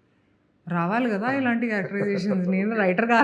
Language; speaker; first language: Telugu; non-native, local second language; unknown